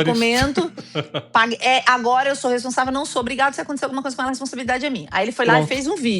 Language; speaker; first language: Portuguese; native; Portuguese